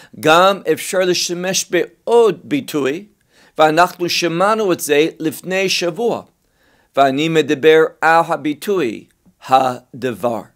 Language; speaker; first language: Hebrew; non-native, fluent; English